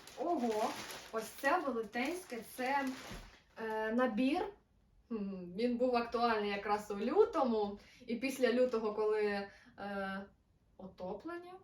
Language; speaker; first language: Ukrainian; non-native, local second language; Russian